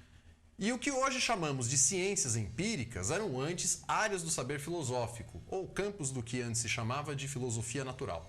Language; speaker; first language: Portuguese; native; Portuguese